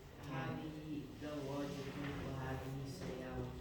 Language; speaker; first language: Arabic; non-native, learner; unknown